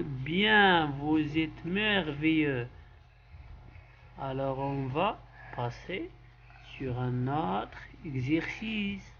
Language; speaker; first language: French; non-native, local second language; Arabic